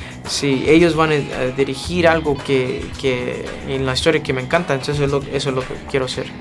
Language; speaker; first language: Spanish; early bilingual, heritage; English